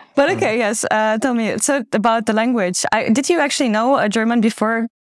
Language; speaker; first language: English; non-native, fluent; Ukrainian